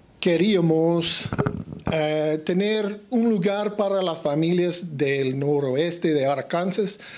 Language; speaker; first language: Spanish; non-native, learner; English